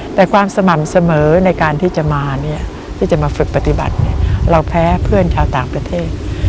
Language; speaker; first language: Thai; native; Thai